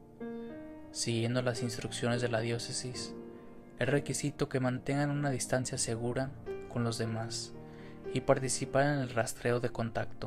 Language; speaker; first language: Spanish; native; Spanish